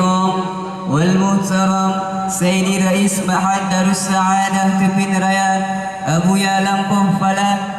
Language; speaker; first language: Arabic; non-native, learner; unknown